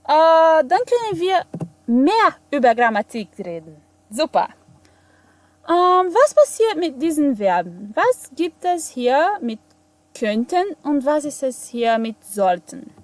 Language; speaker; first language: German; non-native, fluent; Portuguese